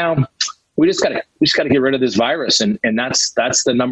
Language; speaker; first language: English; native; English